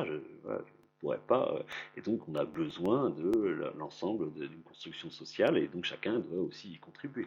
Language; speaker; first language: French; native; French